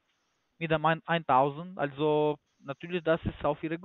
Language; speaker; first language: German; non-native, learner; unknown